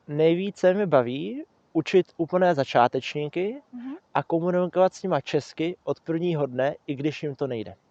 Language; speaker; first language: Czech; non-native, fluent; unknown